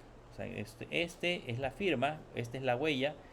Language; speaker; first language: Spanish; native; Spanish